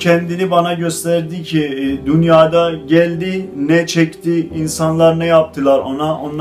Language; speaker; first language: Turkish; non-native, learner; Azerbaijani